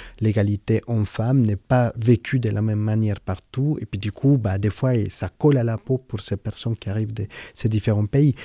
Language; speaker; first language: French; non-native, fluent; Spanish